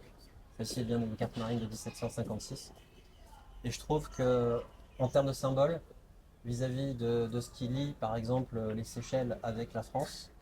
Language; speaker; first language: French; native; French